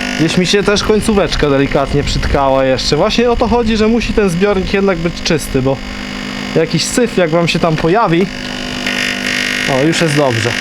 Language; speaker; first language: Polish; native; Polish